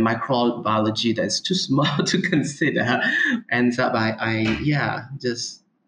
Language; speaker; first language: English; non-native, local second language; Cantonese